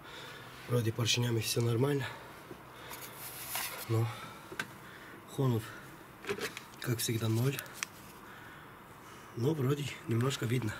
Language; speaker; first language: Russian; non-native, fluent; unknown